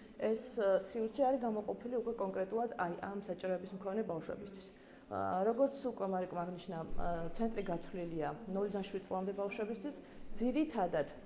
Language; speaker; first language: Georgian; native; Georgian